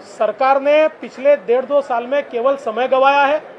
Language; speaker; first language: Hindi; non-native, local second language; Marathi